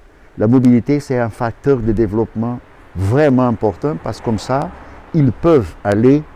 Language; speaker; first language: French; non-native, fluent; Portuguese